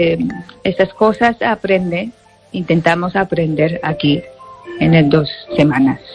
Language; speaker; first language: Spanish; non-native, learner; Japanese